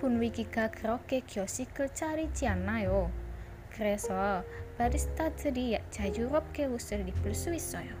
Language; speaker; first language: Korean; non-native, learner; Indonesian